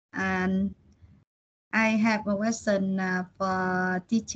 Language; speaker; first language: English; non-native, learner; Vietnamese